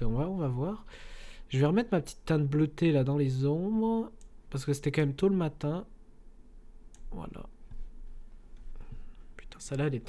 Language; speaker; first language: French; native; French